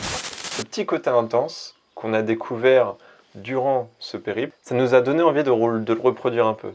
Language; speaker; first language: French; native; French